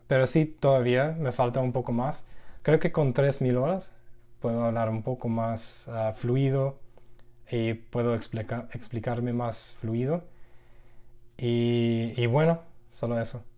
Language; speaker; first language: Spanish; non-native, learner; English